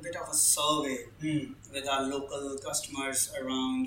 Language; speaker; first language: English; non-native, local second language; Punjabi